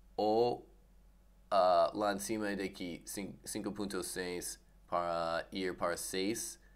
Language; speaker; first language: Portuguese; non-native, learner; English